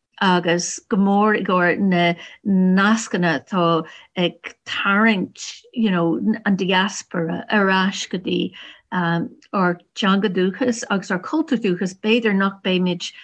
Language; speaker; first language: Irish; non-native, learner; English